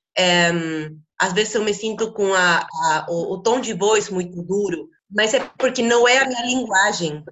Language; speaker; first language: Portuguese; non-native, fluent; Spanish